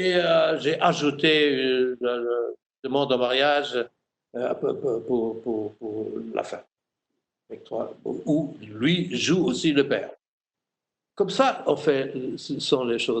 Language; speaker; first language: French; non-native, fluent; German